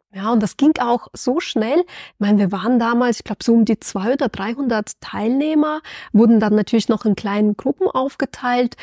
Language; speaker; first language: German; non-native, fluent; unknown